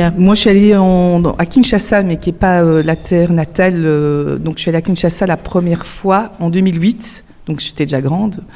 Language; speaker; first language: French; native; French